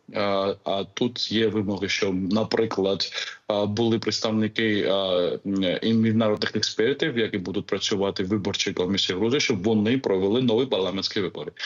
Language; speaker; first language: Ukrainian; non-native, fluent; Georgian